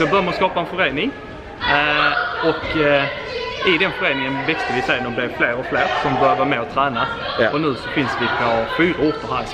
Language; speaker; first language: Swedish; native; Swedish